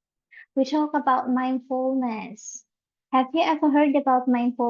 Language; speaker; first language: English; non-native, fluent; Indonesian